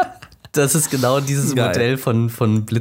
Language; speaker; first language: German; native; German